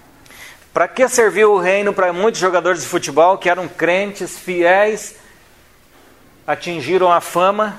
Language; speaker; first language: Portuguese; native; Portuguese